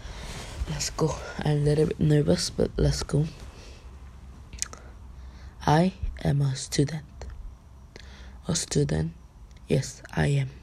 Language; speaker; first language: English; non-native, learner; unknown